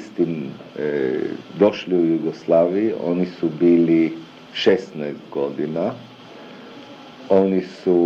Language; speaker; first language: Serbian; early bilingual, other home language; German